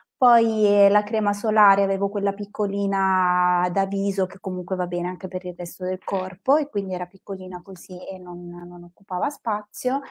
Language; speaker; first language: Italian; native; Italian